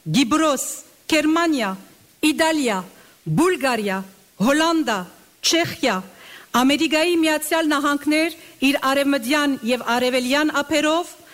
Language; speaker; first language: Armenian; early bilingual, heritage; Armenian